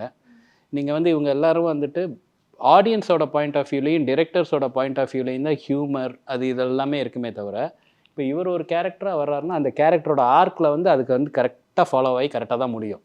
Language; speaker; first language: Tamil; native; Tamil